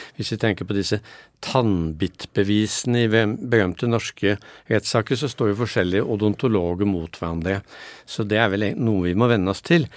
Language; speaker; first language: Norwegian; native; Norwegian